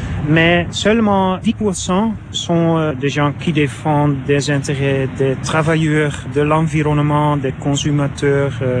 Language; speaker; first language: French; non-native, fluent; Dutch